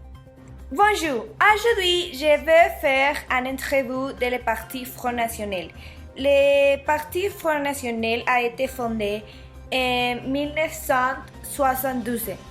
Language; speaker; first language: French; non-native, learner; Spanish